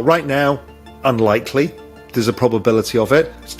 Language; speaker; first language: English; native; English